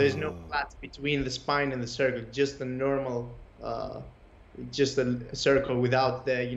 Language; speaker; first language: English; non-native, fluent; Greek